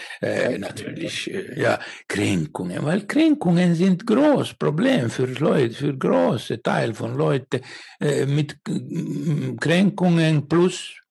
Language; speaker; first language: German; non-native, learner; Finnish